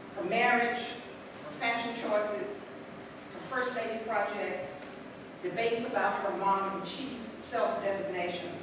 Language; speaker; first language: English; native; English